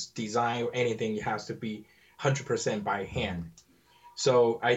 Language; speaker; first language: English; non-native, learner; Chinese